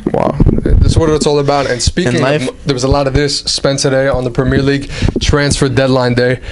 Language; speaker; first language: English; native; English